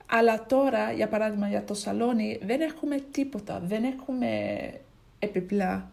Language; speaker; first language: Greek; non-native, learner; English